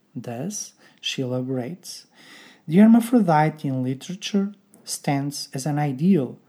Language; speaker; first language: English; non-native, fluent; Portuguese